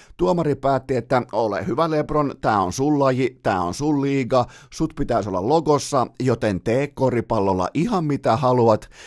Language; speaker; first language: Finnish; native; Finnish